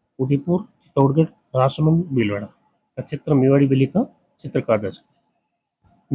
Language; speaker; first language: Hindi; native; Hindi